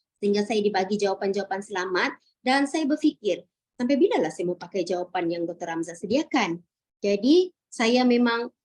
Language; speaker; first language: Malay; native; Malay